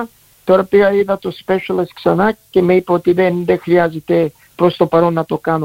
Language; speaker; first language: Greek; early bilingual, heritage; Greek